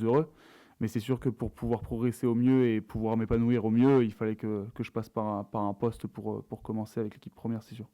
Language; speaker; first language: French; native; French